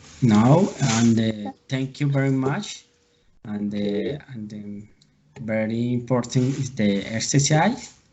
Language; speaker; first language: English; non-native, learner; Spanish